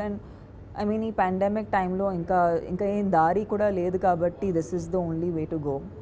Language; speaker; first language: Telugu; non-native, fluent; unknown